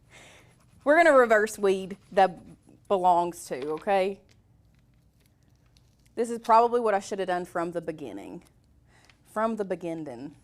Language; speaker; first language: English; native; English